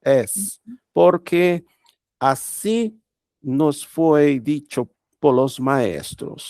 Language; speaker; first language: Spanish; non-native, learner; Portuguese